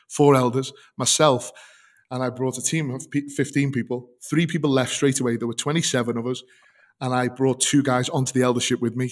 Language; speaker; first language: English; native; English